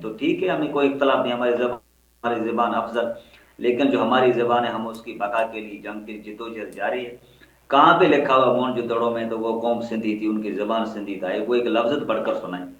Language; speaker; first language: Urdu; non-native, local second language; Baluchi